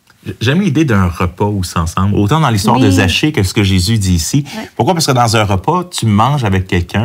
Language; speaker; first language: French; native; French